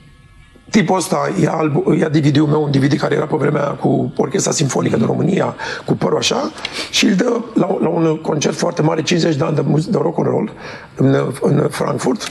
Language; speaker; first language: Romanian; native; Romanian